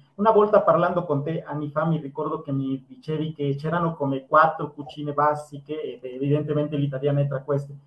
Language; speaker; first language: Italian; non-native, fluent; Spanish